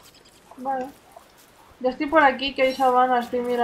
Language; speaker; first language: Spanish; native; Spanish